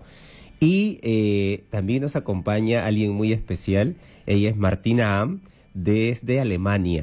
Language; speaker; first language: Spanish; native; Spanish